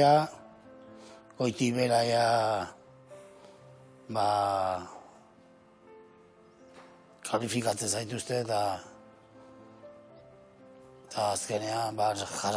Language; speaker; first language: Basque; native; Basque